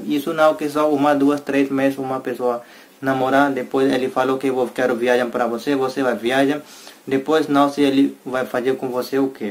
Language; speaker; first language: Portuguese; non-native, learner; Hindi